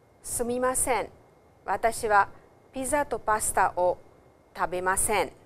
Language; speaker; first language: Japanese; non-native, fluent; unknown